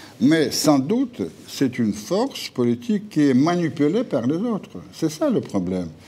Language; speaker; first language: French; non-native, fluent; Russian